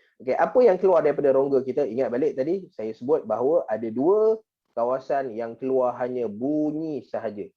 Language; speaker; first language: Malay; native; Malay